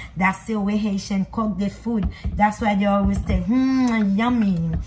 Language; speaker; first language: English; non-native, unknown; Haitian Creole